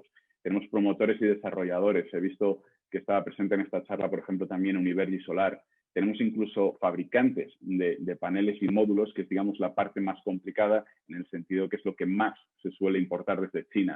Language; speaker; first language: Spanish; native; Spanish